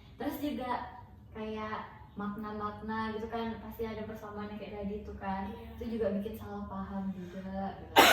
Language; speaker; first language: Indonesian; native; Indonesian